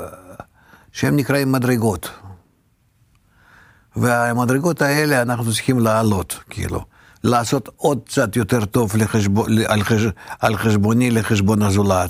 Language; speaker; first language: Hebrew; non-native, fluent; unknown